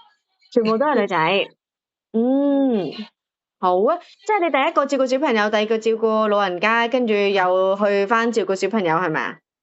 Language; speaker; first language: Cantonese; native; Cantonese